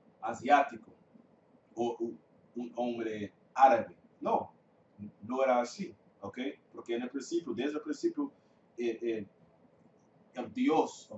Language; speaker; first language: Spanish; non-native, fluent; English